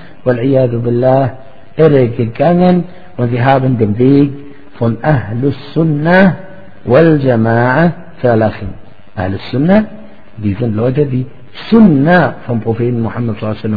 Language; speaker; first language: German; non-native, fluent; Arabic